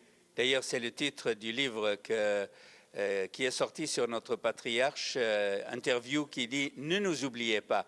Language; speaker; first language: French; non-native, fluent; Arabic